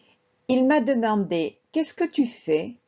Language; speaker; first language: French; non-native, fluent; Spanish